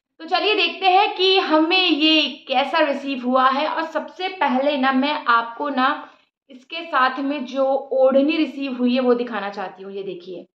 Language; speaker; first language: Hindi; native; Hindi